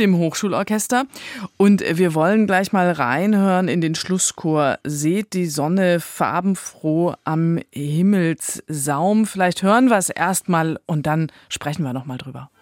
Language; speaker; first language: German; native; German